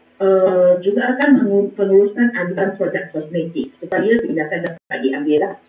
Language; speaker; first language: Malay; non-native, local second language; Chinese